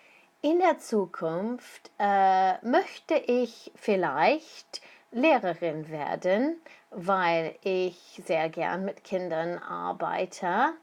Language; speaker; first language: German; non-native, fluent; English